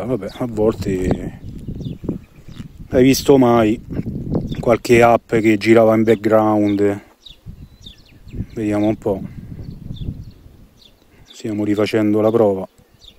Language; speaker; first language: Italian; native; Italian